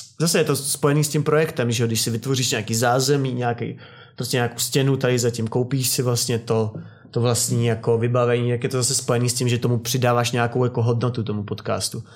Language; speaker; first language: Czech; native; Czech